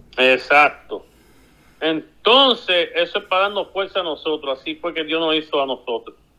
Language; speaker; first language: Spanish; early bilingual, heritage; Spanish